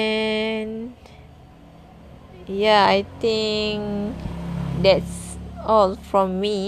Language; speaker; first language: English; non-native, learner; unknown